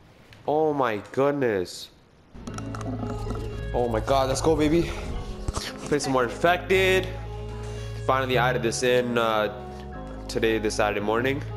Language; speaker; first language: English; native; English